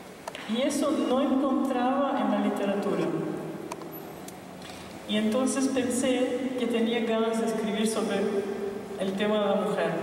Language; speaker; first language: Spanish; non-native, local second language; Portuguese